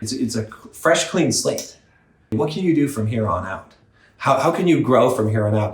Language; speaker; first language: English; native; English